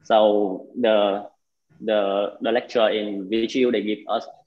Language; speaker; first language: English; non-native, learner; Vietnamese